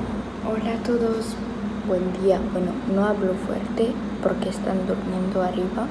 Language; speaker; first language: Spanish; non-native, fluent; French